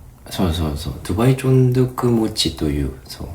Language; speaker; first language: Japanese; non-native, fluent; Korean